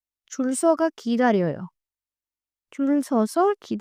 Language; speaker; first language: Korean; non-native, learner; Hindi